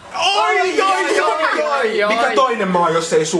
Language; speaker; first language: Finnish; native; Finnish